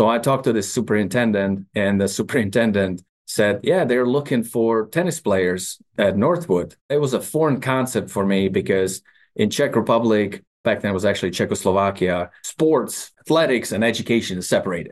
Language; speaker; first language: English; non-native, fluent; Czech